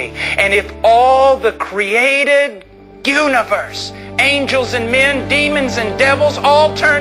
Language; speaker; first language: English; native; English